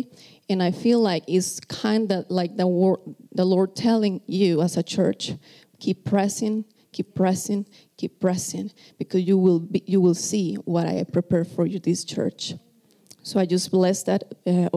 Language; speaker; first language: English; non-native, fluent; Spanish